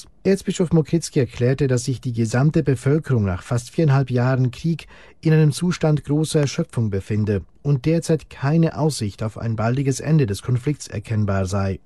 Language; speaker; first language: German; native; German